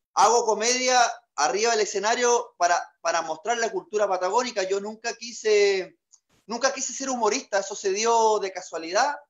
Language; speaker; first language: Spanish; native; Spanish